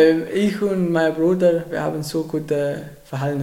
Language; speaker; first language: German; non-native, learner; Arabic